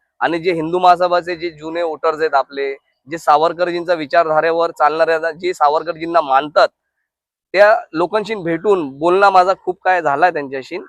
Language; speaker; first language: Marathi; non-native, local second language; Hindi